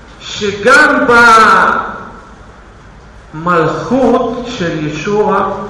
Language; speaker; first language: Hebrew; non-native, fluent; Russian